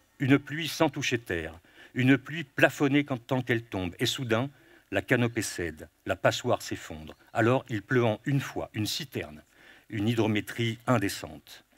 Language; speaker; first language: French; native; French